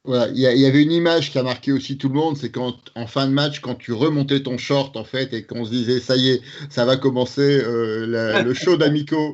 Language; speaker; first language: French; native; French